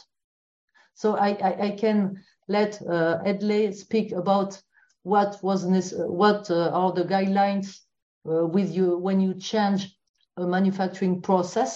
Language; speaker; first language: English; non-native, fluent; French